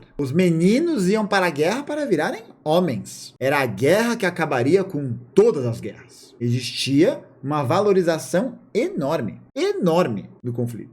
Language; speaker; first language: Portuguese; native; Portuguese